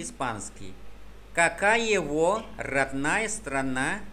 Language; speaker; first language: Russian; non-native, fluent; Vietnamese